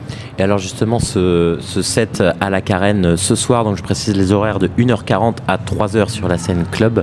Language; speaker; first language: French; native; French